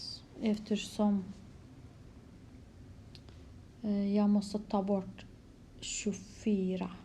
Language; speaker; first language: Swedish; non-native, fluent; Kurdish